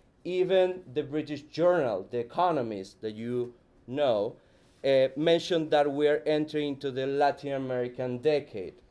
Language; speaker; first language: English; non-native, fluent; Spanish